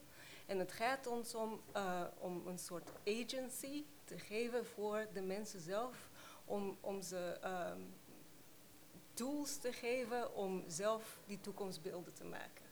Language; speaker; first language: Dutch; non-native, fluent; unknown